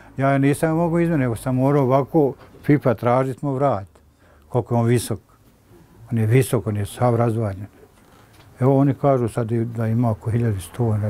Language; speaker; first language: Serbian; native; Serbian